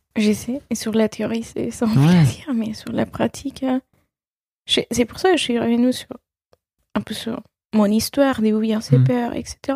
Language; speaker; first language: French; non-native, fluent; Spanish